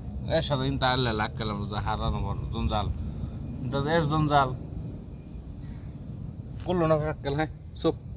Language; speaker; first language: Arabic; non-native, learner; Bangla